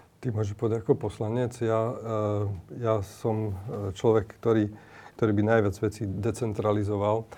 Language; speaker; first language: Slovak; native; Slovak